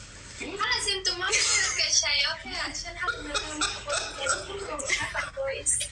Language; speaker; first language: Arabic; non-native, learner; Bangla